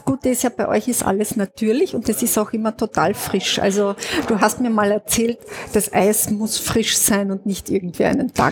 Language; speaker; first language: German; native; German